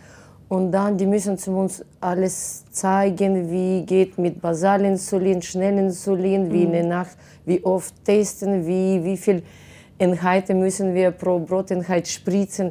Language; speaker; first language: German; non-native, fluent; Russian